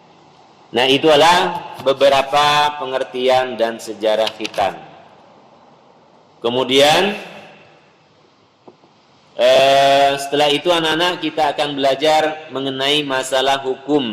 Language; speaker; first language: Indonesian; native; Indonesian